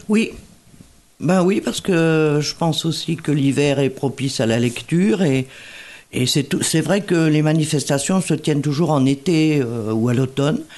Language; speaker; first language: French; native; French